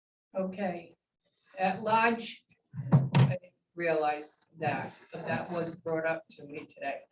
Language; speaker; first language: English; native; English